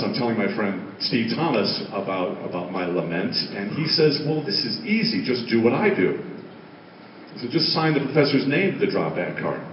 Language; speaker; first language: English; native; English